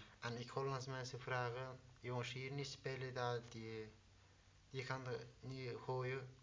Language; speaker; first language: Dutch; non-native, learner; Turkish